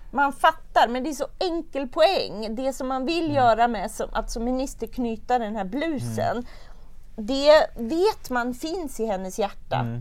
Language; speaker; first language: Swedish; early bilingual, other home language; German